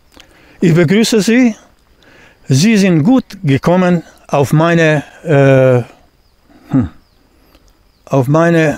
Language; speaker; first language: German; non-native, learner; Bosnian